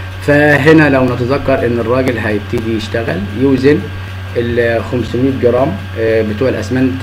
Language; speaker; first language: Arabic; native; Arabic